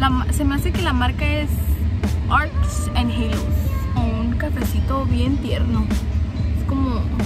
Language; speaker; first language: Spanish; early bilingual, heritage; Spanish